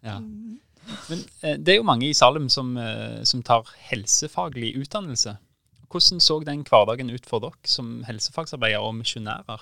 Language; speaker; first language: Norwegian; native; Norwegian